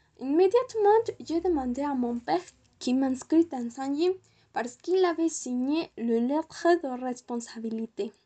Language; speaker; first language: French; non-native, learner; Spanish